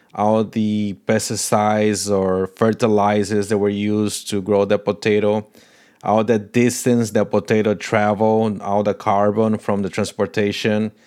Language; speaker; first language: English; non-native, fluent; Portuguese